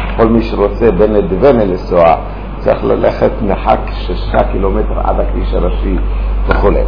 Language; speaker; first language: Hebrew; early bilingual, other home language; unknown